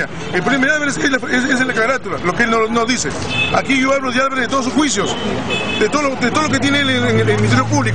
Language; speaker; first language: Spanish; native; Spanish